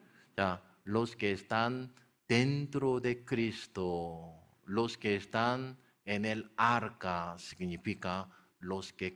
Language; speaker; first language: Spanish; non-native, learner; Korean